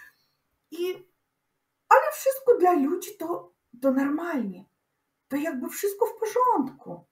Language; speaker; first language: Polish; non-native, learner; Russian